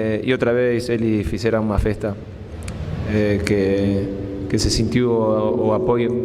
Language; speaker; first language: Portuguese; non-native, fluent; Spanish